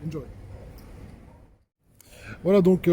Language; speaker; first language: French; native; French